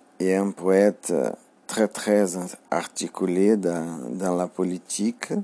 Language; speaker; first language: French; non-native, learner; Portuguese